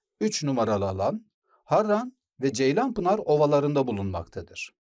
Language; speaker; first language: Turkish; native; Turkish